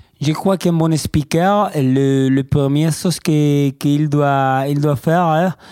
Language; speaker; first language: French; non-native, learner; Spanish